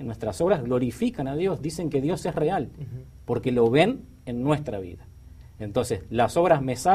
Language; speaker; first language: Spanish; native; Spanish